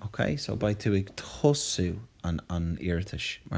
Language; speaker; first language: Irish; non-native, local second language; English